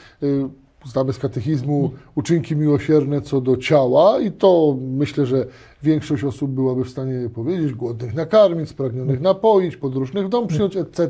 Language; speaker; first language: Polish; native; Polish